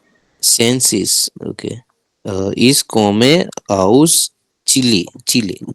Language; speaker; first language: German; non-native, learner; Hindi